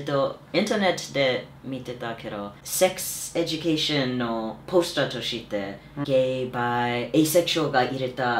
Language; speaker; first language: Japanese; non-native, learner; English